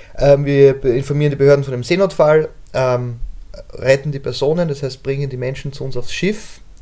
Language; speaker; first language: German; native; German